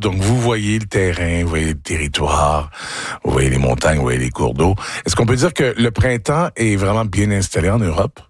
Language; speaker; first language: French; native; French